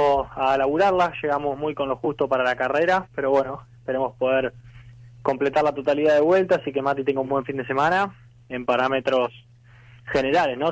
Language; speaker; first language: Spanish; native; Spanish